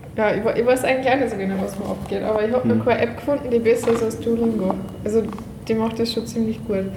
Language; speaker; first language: German; native; German